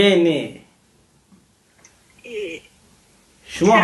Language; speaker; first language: Persian; native; Persian